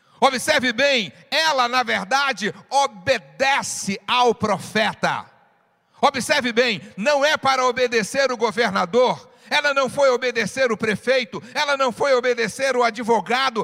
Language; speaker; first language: Portuguese; native; Portuguese